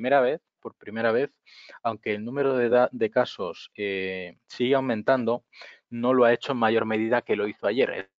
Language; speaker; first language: Spanish; native; Spanish